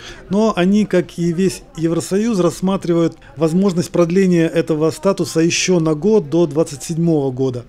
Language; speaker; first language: Russian; native; Russian